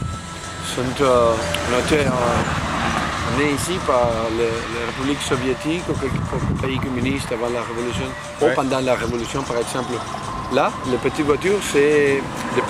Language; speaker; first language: French; non-native, learner; Spanish